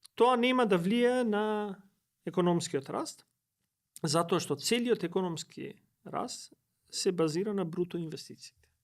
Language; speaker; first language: Macedonian; non-native, local second language; Albanian